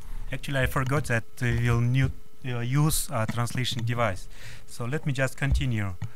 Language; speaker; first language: English; non-native, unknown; Kyrgyz